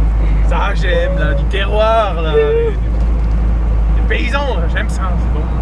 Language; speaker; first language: French; native; French